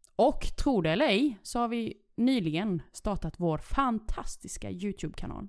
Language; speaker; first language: Swedish; early bilingual, other home language; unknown